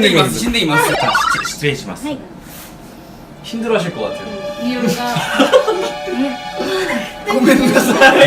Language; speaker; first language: Japanese; non-native, learner; Korean